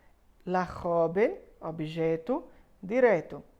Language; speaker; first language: Spanish; non-native, fluent; Portuguese